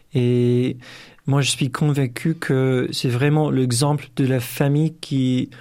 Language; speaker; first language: French; non-native, fluent; English